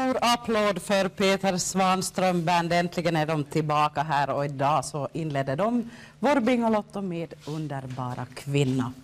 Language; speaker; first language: Swedish; native; Swedish